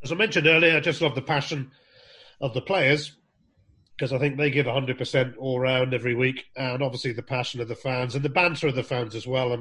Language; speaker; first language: English; native; English